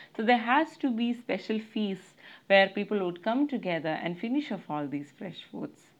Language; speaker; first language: English; non-native, local second language; Malayalam